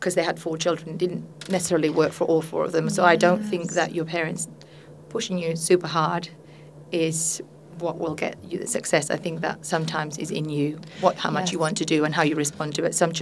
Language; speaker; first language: English; non-native, fluent; Spanish